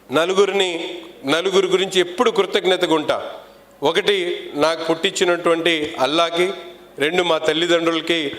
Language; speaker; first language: Telugu; non-native, local second language; Urdu